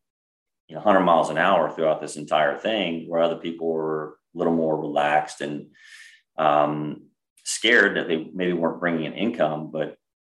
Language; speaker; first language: English; native; English